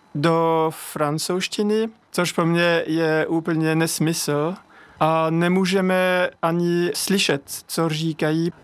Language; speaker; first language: Czech; non-native, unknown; French